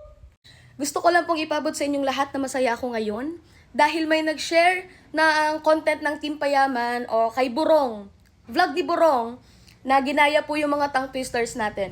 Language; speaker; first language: Filipino; native; Filipino